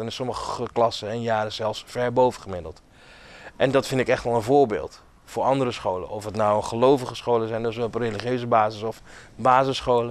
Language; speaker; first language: Dutch; native; Dutch